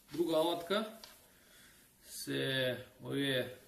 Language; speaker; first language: Macedonian; native; Macedonian